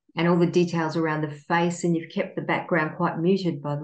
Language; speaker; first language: English; native; English